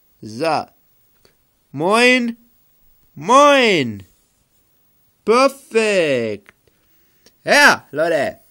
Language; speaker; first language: German; native; German